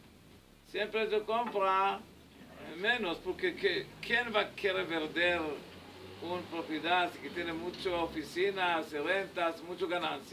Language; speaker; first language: Spanish; non-native, learner; Hebrew